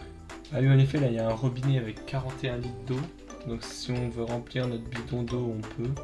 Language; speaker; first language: French; native; French